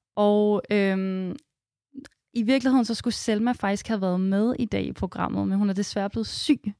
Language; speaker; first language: Danish; native; Danish